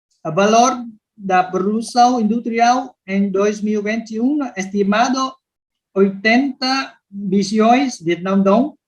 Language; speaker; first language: Portuguese; non-native, learner; Vietnamese